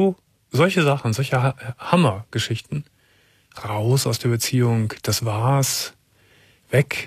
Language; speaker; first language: German; native; German